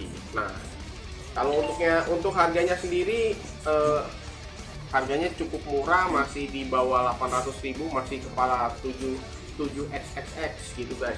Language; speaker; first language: Indonesian; native; Indonesian